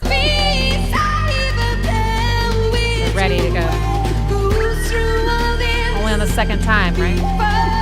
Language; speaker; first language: English; native; English